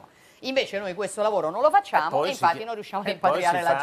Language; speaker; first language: Italian; native; Italian